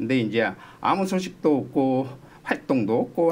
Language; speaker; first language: Korean; native; Korean